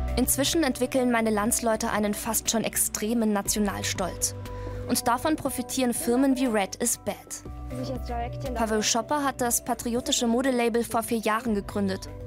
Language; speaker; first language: German; early bilingual, other home language; Polish